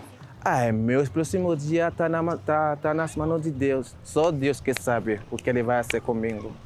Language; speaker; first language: Portuguese; non-native, learner; Haitian Creole